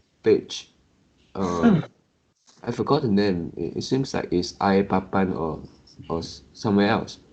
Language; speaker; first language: English; non-native, local second language; Chinese